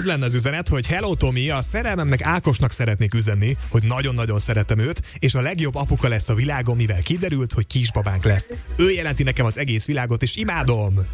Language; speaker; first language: Hungarian; native; Hungarian